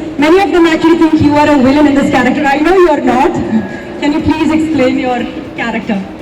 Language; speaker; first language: English; non-native, local second language; Malayalam